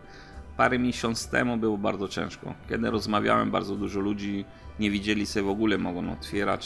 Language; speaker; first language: Polish; non-native, learner; Italian